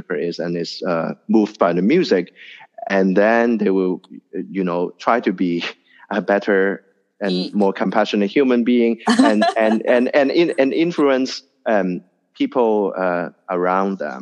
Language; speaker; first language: English; non-native, local second language; Cantonese